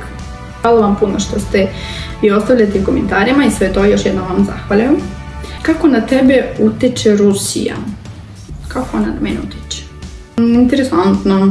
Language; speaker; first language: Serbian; non-native, learner; Russian